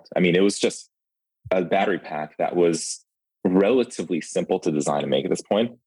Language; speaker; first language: English; early bilingual, other home language; Ukrainian